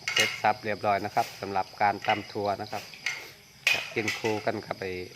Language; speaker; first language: Thai; native; Thai